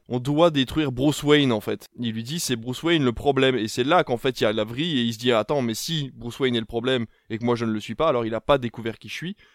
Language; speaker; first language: French; native; French